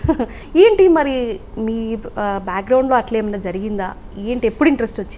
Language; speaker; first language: Telugu; native; Telugu